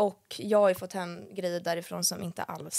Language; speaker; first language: Swedish; native; Swedish